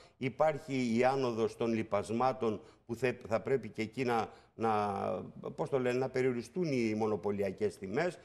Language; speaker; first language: Greek; native; Greek